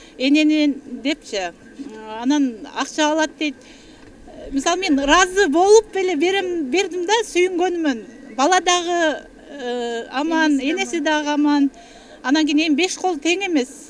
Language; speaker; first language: Kyrgyz; native; Kyrgyz